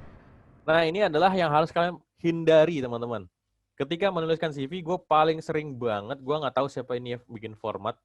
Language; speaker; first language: Indonesian; native; Indonesian